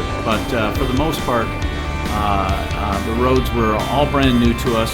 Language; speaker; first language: English; native; English